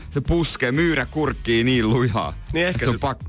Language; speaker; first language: Finnish; native; Finnish